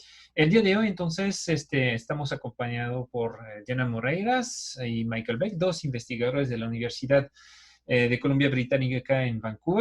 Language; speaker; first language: Spanish; native; Spanish